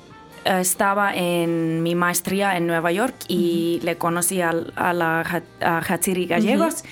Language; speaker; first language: Spanish; non-native, learner; Finnish